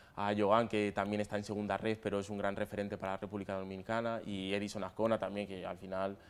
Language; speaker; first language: Spanish; native; Spanish